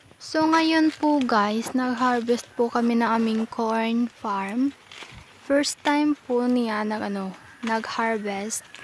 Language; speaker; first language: Filipino; non-native, local second language; Cebuano